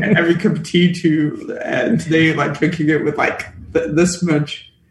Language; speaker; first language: English; native; English